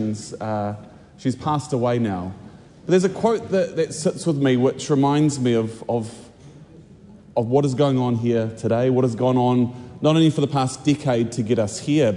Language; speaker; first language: English; native; English